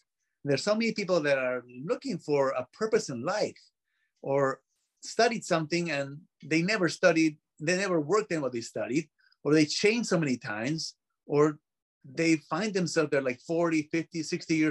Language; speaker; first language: English; non-native, fluent; Spanish